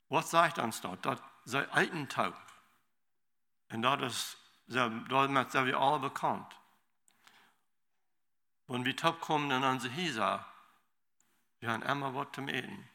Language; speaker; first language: German; non-native, learner; Low German